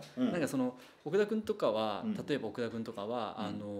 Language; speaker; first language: Japanese; native; Japanese